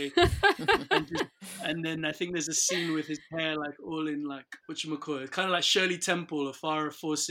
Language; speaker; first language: English; non-native, local second language; Yoruba